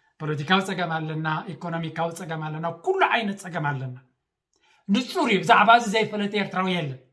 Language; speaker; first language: Tigrinya; native; Tigrinya